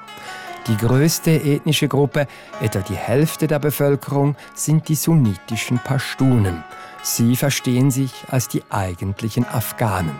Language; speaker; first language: German; native; German